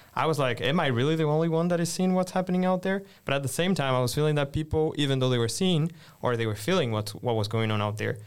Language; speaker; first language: English; non-native, fluent; Portuguese